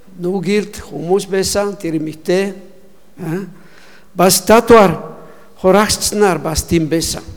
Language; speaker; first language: Mongolian; non-native, learner; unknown